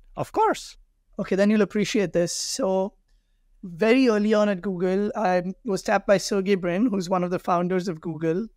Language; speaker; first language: English; non-native, local second language; Hindi